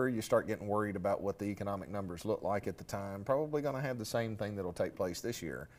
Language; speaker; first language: English; native; English